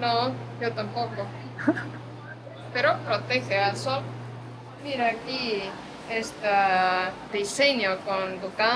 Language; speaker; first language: Spanish; non-native, fluent; Portuguese